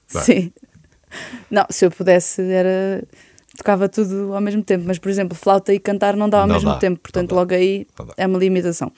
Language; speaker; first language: Portuguese; native; Portuguese